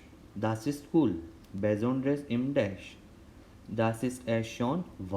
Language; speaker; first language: German; non-native, learner; Hindi